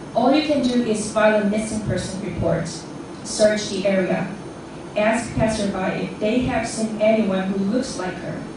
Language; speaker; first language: English; non-native, fluent; Korean